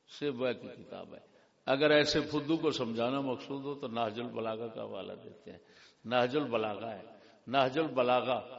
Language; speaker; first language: Urdu; non-native, local second language; Punjabi